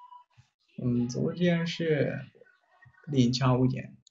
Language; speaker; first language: Chinese; non-native, learner; Japanese